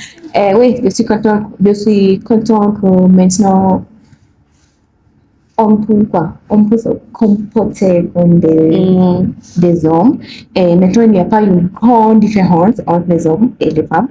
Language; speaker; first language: French; non-native, learner; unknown